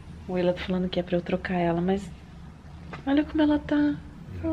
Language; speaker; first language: Portuguese; early bilingual, heritage; Portuguese